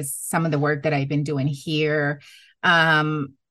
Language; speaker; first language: English; non-native, fluent; Spanish